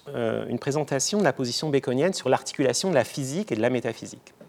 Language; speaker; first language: French; native; French